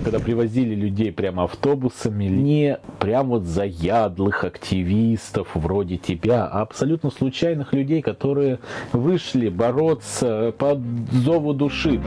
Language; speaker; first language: Russian; native; Russian